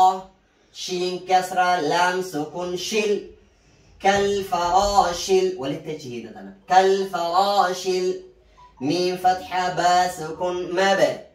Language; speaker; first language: Arabic; non-native, fluent; Oromo